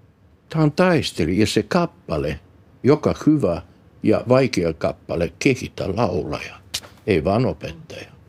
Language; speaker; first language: Finnish; non-native, learner; Bulgarian